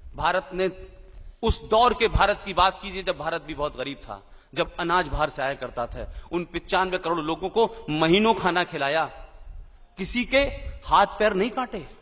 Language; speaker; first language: Hindi; native; Hindi